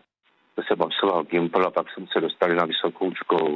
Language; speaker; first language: Czech; native; Czech